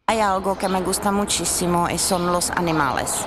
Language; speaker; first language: Spanish; non-native, fluent; Czech